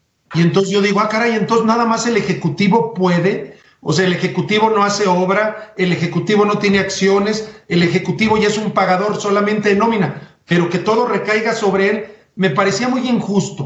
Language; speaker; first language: Spanish; native; Spanish